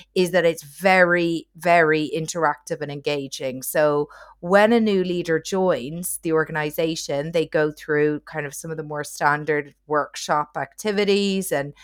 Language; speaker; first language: English; native; English